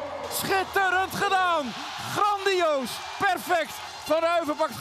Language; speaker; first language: Dutch; native; Dutch